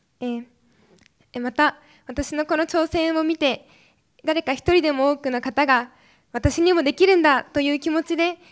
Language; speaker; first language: Japanese; native; Japanese